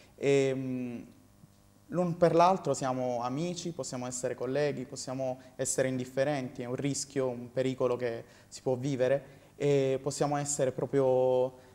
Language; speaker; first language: Italian; native; Italian